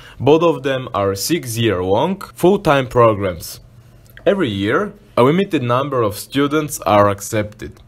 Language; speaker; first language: English; non-native, fluent; Slovak